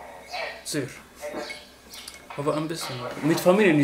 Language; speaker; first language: German; non-native, learner; Arabic